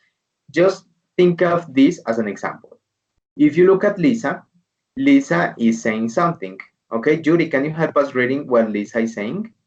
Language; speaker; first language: English; non-native, fluent; Spanish